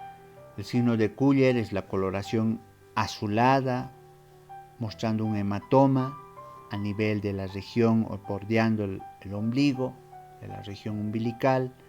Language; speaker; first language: Spanish; native; Spanish